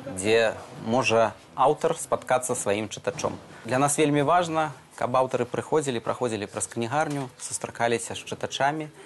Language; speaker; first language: Belarusian; non-native, local second language; Russian